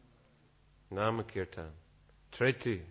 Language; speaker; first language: Russian; non-native, learner; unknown